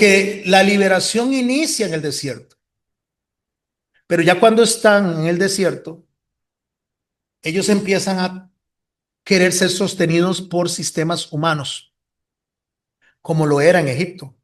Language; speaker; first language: Spanish; native; Spanish